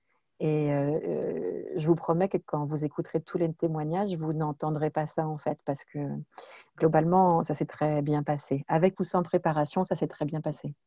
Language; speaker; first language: French; native; French